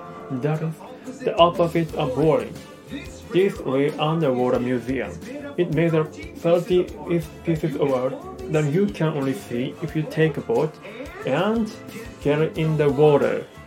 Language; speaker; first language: English; non-native, learner; Japanese